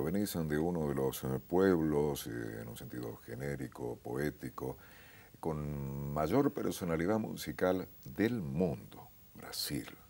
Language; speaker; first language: Spanish; native; Spanish